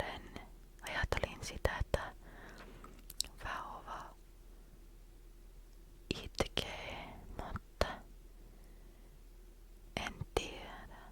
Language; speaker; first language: Finnish; non-native, learner; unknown